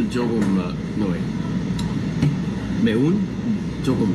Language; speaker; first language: Korean; non-native, learner; English